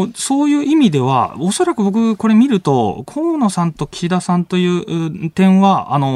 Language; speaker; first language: Japanese; native; Japanese